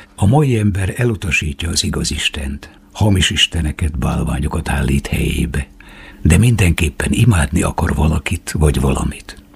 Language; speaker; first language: Hungarian; native; Hungarian